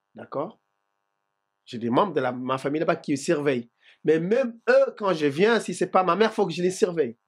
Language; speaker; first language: French; non-native, local second language; Fula